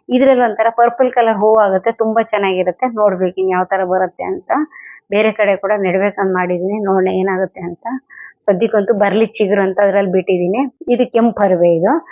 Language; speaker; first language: Kannada; non-native, local second language; Telugu